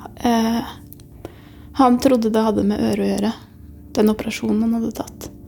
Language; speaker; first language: Norwegian; native; Norwegian